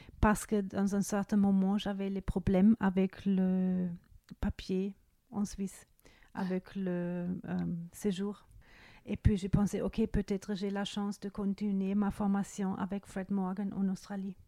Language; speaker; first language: French; non-native, fluent; German